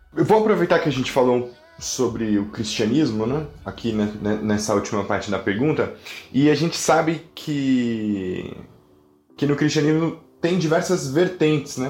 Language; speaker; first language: Portuguese; native; Portuguese